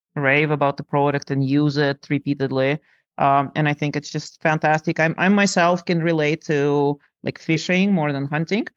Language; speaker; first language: English; non-native, fluent; Lithuanian